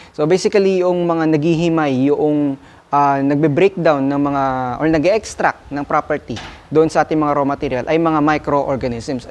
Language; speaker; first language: Filipino; non-native, local second language; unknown